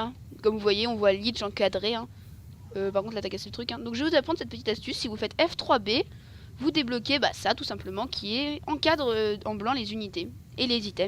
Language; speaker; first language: French; native; French